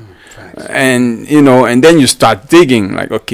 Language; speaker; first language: English; non-native, local second language; French